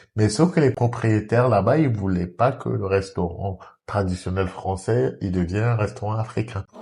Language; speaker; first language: French; early bilingual, other home language; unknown